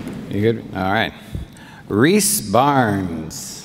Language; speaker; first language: English; native; English